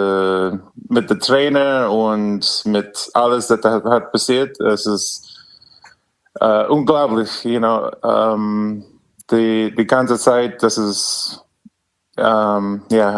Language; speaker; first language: German; non-native, learner; English